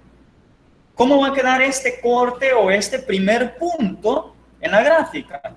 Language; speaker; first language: Spanish; native; Spanish